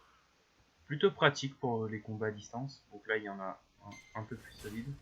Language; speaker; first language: French; native; French